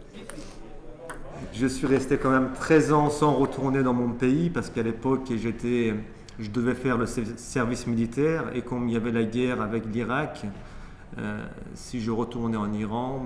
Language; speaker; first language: French; early bilingual, other home language; Persian